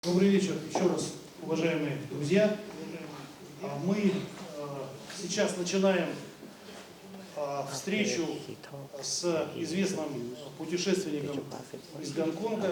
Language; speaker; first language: Russian; native; Russian